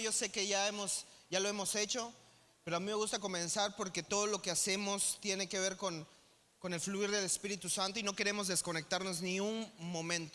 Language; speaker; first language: Spanish; native; Spanish